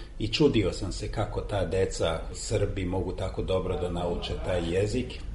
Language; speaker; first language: Serbian; non-native, local second language; Hungarian